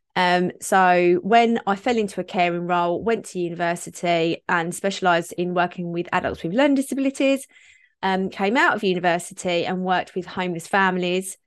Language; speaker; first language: English; native; English